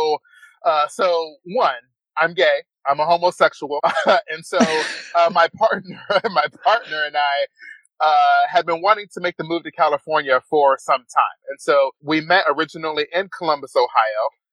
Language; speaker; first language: English; native; English